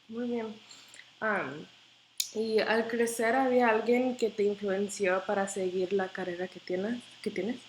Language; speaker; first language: Spanish; non-native, learner; English